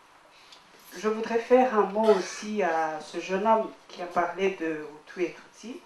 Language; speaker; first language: French; non-native, local second language; Kinyarwanda